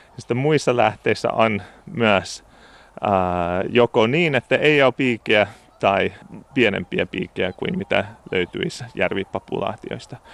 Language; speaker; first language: Finnish; non-native, fluent; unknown